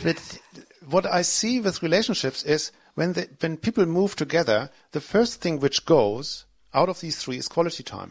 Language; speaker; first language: English; non-native, fluent; German